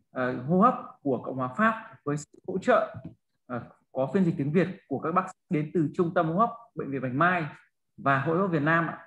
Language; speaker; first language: Vietnamese; native; Vietnamese